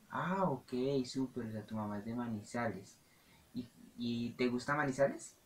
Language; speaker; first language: Spanish; native; Spanish